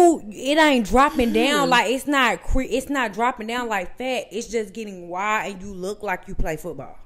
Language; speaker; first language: English; native; English